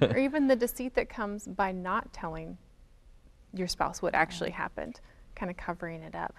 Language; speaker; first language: English; native; English